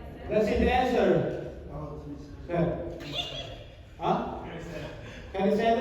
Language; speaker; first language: English; non-native, learner; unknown